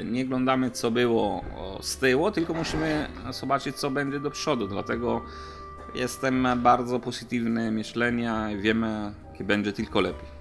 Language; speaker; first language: Polish; non-native, learner; Italian